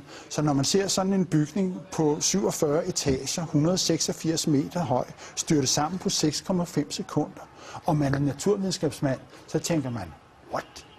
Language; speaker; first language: Danish; native; Danish